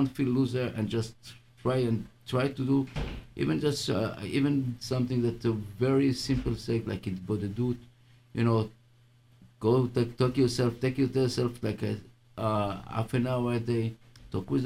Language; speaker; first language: English; non-native, fluent; Hebrew